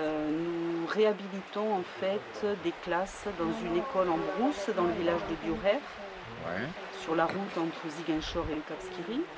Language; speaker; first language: French; native; French